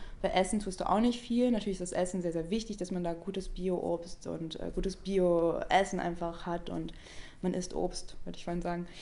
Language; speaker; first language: German; native; German